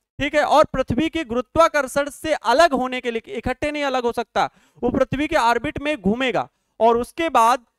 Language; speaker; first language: Hindi; native; Hindi